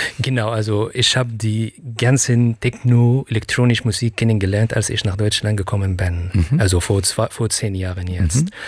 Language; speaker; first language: German; non-native, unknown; Arabic